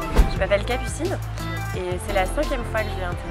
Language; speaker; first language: French; native; French